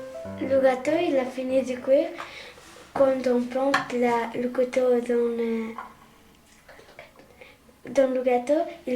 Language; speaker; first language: French; non-native, learner; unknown